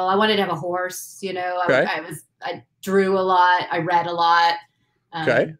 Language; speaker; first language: English; native; English